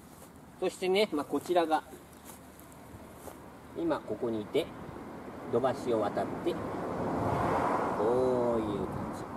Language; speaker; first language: Japanese; native; Japanese